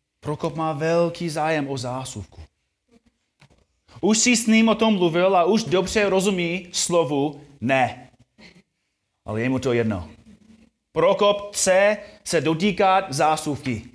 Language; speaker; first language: Czech; non-native, fluent; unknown